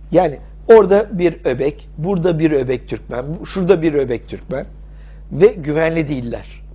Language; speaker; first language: Turkish; early bilingual, other home language; English